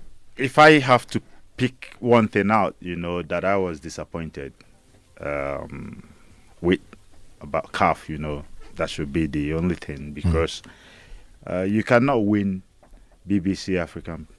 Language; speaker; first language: English; non-native, local second language; Igbo